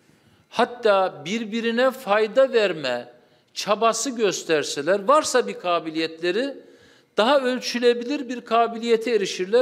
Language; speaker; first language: Turkish; native; Turkish